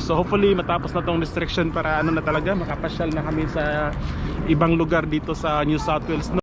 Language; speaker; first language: Filipino; non-native, local second language; Cebuano